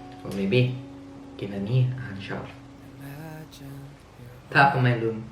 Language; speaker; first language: Thai; early bilingual, heritage; Thai